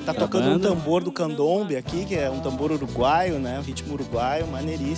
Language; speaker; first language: Portuguese; native; Portuguese